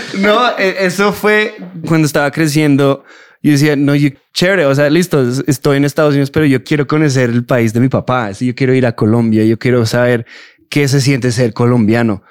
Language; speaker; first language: Spanish; early bilingual, heritage; Spanish